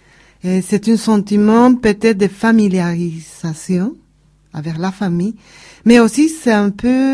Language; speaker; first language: French; non-native, learner; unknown